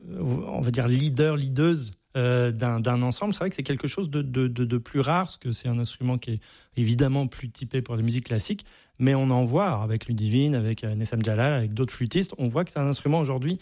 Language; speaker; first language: French; native; French